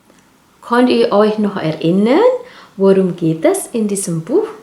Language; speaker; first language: German; non-native, fluent; Indonesian